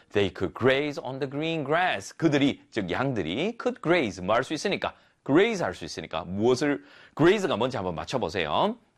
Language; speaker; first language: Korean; native; Korean